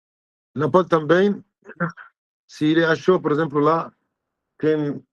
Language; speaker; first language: Portuguese; non-native, fluent; Arabic